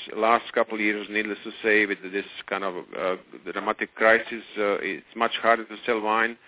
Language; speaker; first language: English; non-native, fluent; Croatian